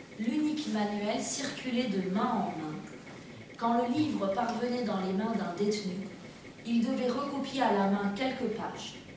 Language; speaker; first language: French; early bilingual, other home language; Persian